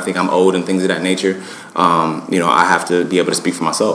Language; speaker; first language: English; native; English